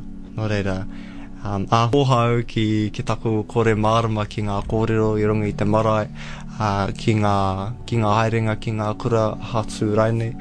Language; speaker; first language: Māori; non-native, local second language; English